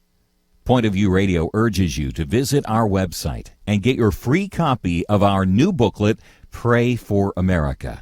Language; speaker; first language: English; native; English